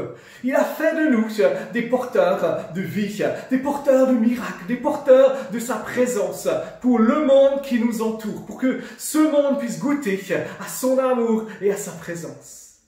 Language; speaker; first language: French; native; French